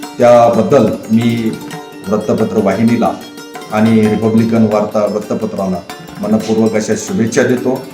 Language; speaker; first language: Marathi; native; Marathi